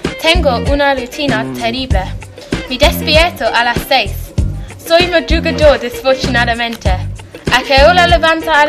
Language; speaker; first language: Spanish; non-native, learner; English